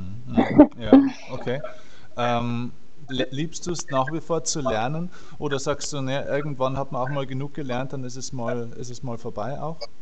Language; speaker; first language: German; native; German